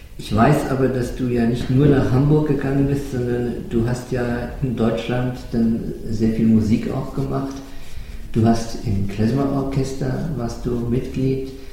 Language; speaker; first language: German; native; German